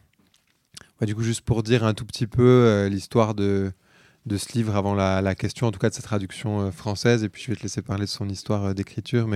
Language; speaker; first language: French; native; French